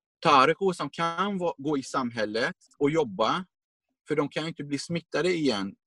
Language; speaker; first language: Swedish; non-native, fluent; Arabic